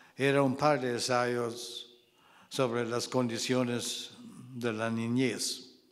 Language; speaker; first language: Spanish; non-native, fluent; Swedish